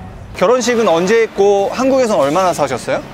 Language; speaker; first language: Korean; native; Korean